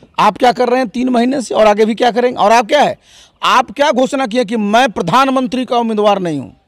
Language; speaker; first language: Hindi; native; Hindi